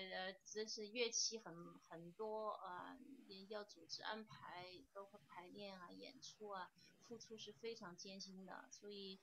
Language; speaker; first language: Chinese; native; Chinese